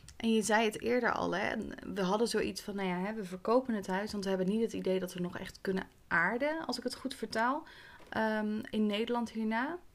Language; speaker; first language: Dutch; native; Dutch